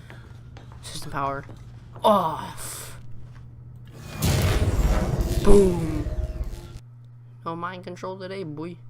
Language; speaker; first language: English; native; English